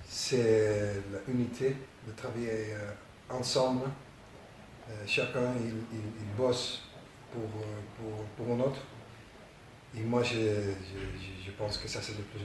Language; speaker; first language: French; non-native, learner; Dutch